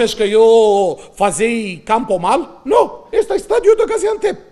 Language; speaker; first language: Portuguese; non-native, learner; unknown